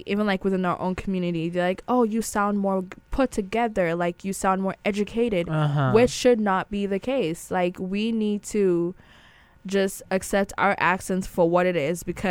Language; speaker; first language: English; non-native, local second language; Akan